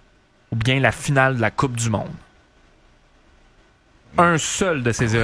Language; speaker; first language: French; native; French